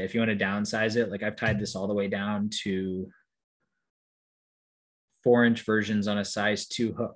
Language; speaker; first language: English; native; English